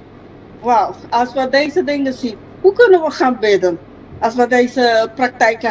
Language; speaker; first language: Dutch; non-native, local second language; Papiamento